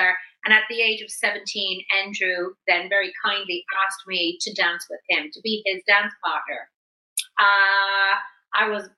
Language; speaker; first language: English; native; English